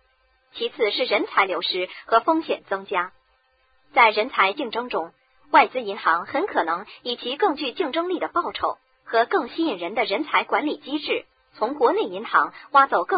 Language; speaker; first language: Chinese; native; Chinese